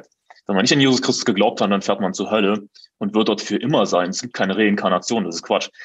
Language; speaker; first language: German; native; German